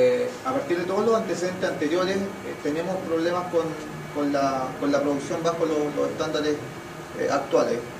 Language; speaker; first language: Spanish; native; Spanish